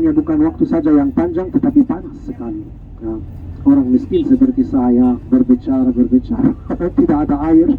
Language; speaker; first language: Indonesian; non-native, fluent; Arabic